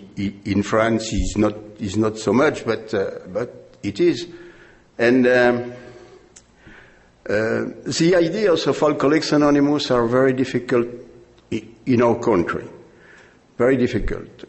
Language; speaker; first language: English; non-native, learner; French